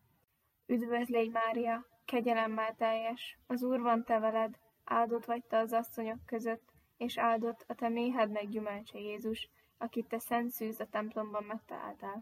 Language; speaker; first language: Hungarian; native; Hungarian